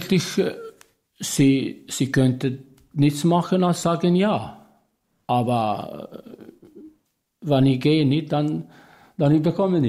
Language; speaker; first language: German; non-native, learner; Albanian